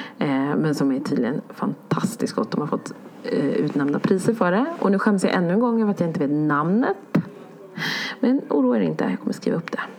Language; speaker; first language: Swedish; early bilingual, other home language; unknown